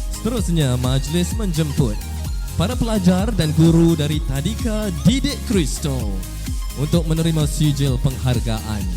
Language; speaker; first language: Malay; native; Malay